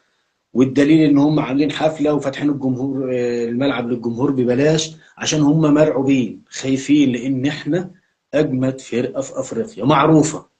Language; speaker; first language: Arabic; native; Arabic